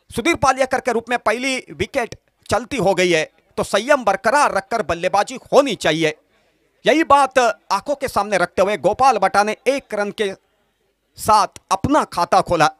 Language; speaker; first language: Hindi; non-native, local second language; Marathi